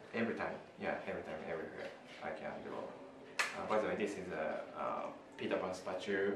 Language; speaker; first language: English; non-native, learner; Japanese